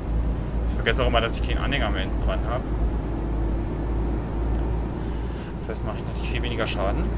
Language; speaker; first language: German; native; German